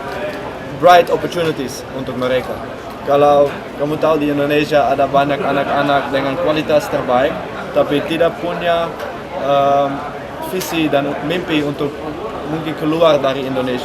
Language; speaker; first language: Indonesian; non-native, fluent; Dutch